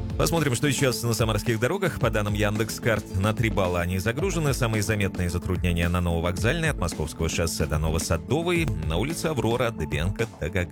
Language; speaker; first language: Russian; native; Russian